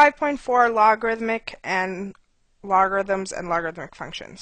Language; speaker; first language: English; native; English